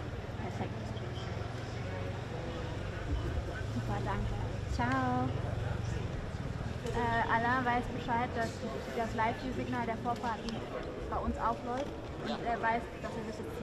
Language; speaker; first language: German; native; German